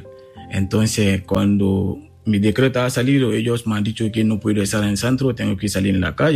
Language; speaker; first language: Spanish; non-native, learner; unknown